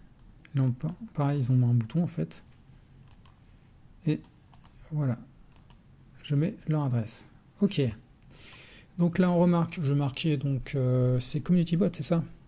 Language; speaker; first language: French; native; French